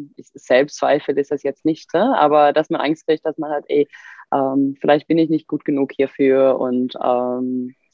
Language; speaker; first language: German; non-native, fluent; Swedish